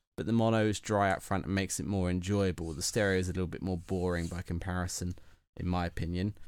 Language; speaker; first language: English; native; English